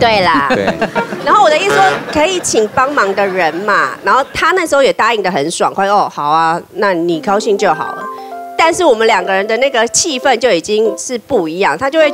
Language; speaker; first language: Chinese; native; Chinese